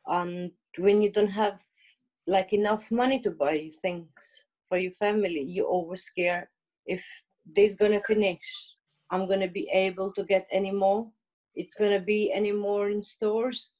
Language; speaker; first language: English; non-native, learner; Albanian